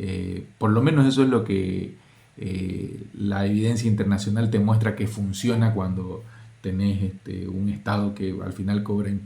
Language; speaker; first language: Spanish; native; Spanish